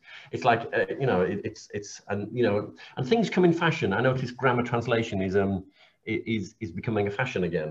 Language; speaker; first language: English; native; English